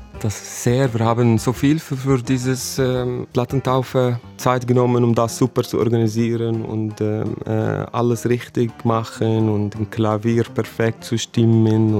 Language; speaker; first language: German; non-native, fluent; Arabic